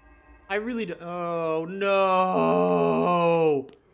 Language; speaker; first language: English; native; English